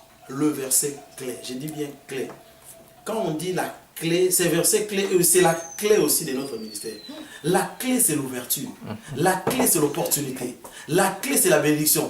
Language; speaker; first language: French; non-native, local second language; Lingala